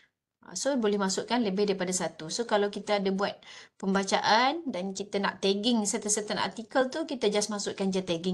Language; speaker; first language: Malay; native; Malay